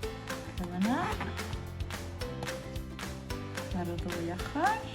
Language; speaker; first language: Welsh; native; Welsh